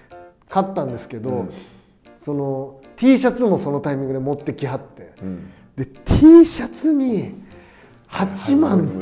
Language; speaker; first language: Japanese; native; Japanese